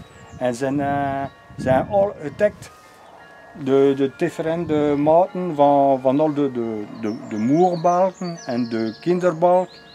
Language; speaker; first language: Dutch; non-native, local second language; French